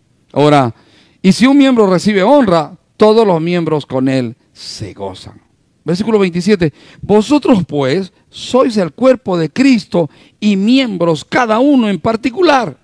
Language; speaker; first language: Spanish; native; Spanish